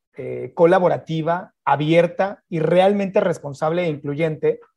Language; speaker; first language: Spanish; native; Spanish